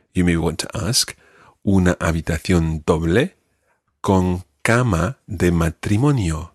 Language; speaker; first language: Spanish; non-native, fluent; English